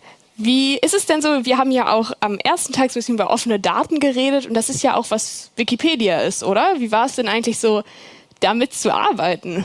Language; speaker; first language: German; native; German